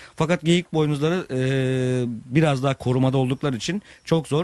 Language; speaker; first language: Turkish; native; Turkish